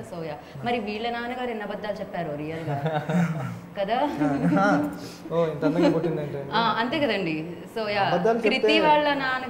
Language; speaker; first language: Telugu; native; Telugu